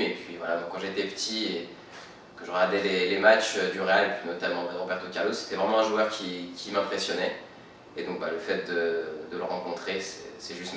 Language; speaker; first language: French; native; French